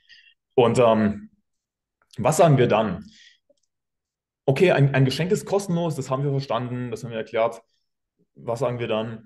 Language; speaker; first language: German; native; German